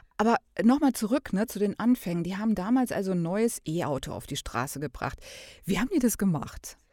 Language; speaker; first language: German; native; German